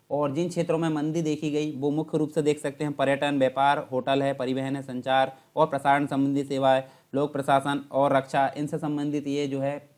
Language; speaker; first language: Hindi; native; Hindi